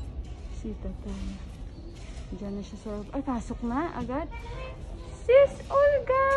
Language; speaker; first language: Filipino; native; Filipino